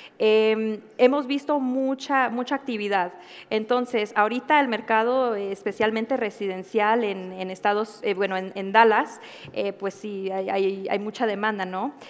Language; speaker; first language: Spanish; early bilingual, heritage; Spanish